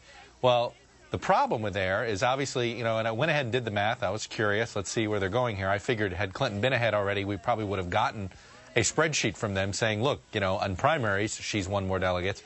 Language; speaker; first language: English; native; English